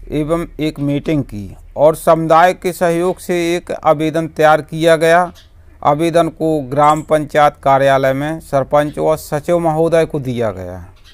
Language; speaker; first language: Hindi; native; Hindi